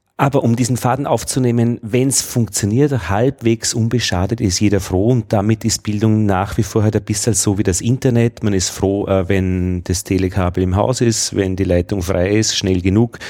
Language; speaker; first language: German; native; German